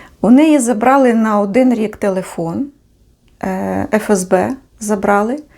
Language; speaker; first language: Ukrainian; native; Ukrainian